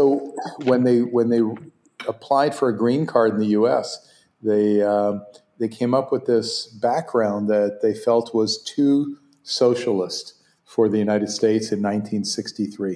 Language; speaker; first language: English; non-native, fluent; Hebrew